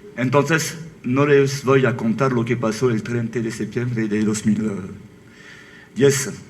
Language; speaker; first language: Spanish; non-native, fluent; French